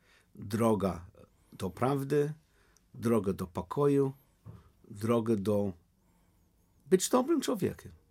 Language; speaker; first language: Polish; non-native, learner; English